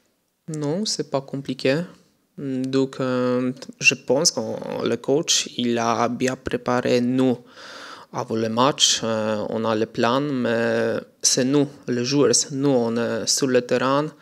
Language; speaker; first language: French; non-native, learner; Polish